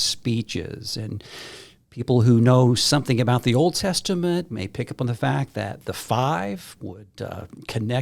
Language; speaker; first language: English; native; English